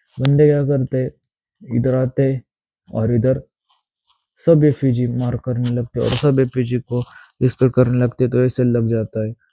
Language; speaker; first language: Hindi; non-native, local second language; Marathi